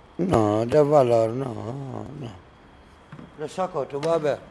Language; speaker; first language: Spanish; non-native, learner; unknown